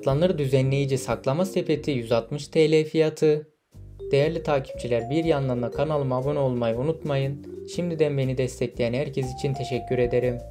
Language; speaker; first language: Turkish; native; Turkish